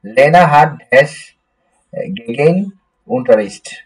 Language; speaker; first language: German; non-native, learner; Bangla